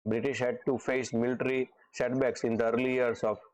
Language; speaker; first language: English; non-native, local second language; Gujarati